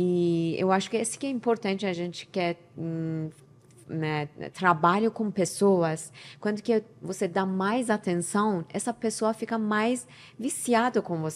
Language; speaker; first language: Portuguese; non-native, learner; Persian